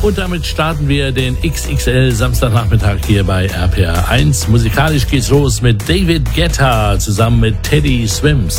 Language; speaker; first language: German; native; German